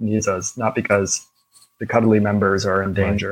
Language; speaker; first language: English; native; English